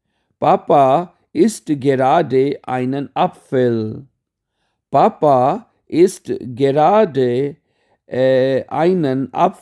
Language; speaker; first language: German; non-native, fluent; Urdu